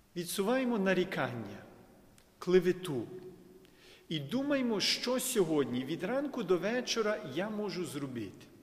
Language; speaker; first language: Ukrainian; early bilingual, heritage; Ukrainian